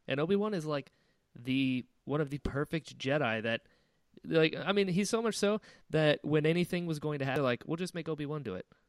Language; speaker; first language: English; native; English